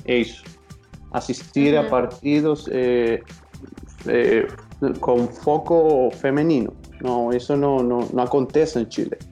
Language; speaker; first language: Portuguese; non-native, learner; Spanish